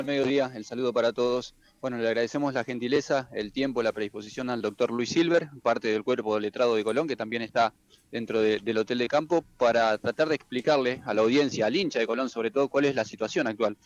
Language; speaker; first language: Spanish; native; Spanish